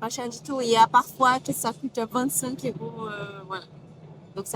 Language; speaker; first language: French; non-native, fluent; Portuguese